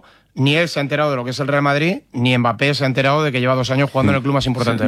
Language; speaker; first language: Spanish; native; Spanish